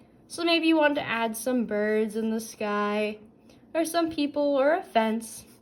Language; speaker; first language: English; native; English